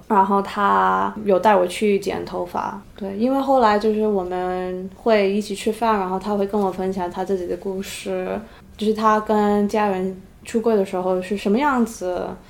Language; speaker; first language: Chinese; early bilingual, heritage; Cantonese